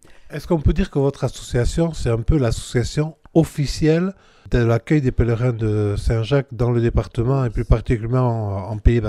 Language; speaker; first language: French; native; French